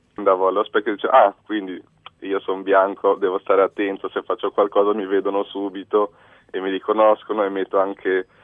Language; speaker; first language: Italian; early bilingual, heritage; Italian